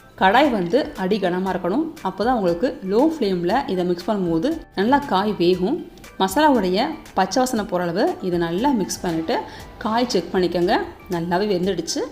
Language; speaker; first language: Tamil; native; Tamil